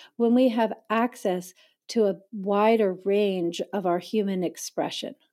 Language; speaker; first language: English; native; English